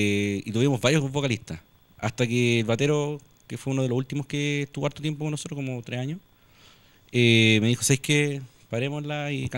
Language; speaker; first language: Spanish; native; Spanish